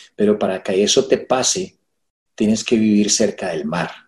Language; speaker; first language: Spanish; native; Spanish